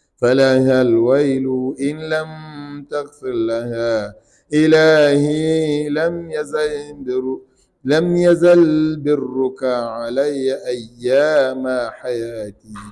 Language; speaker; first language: Arabic; non-native, fluent; Ganda